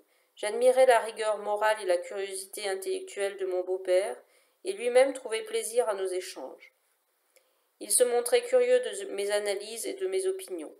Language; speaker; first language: French; native; French